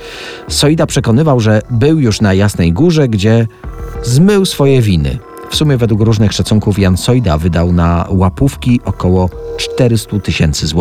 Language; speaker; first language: Polish; native; Polish